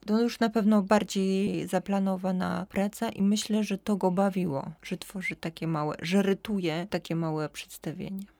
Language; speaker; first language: Polish; native; Polish